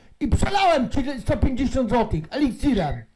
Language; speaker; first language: Polish; native; Polish